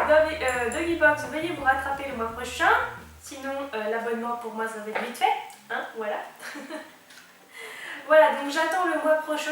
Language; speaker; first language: French; native; French